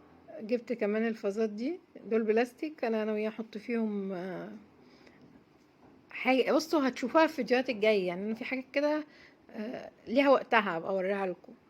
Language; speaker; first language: Arabic; native; Arabic